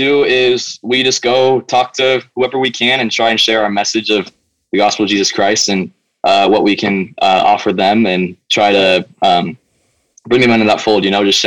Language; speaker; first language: English; native; English